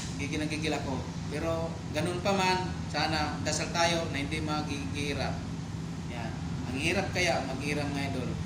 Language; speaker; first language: Filipino; non-native, local second language; Cebuano